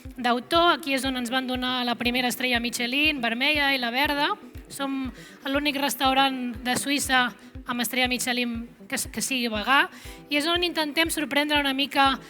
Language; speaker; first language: Catalan; early bilingual, other home language; Arabic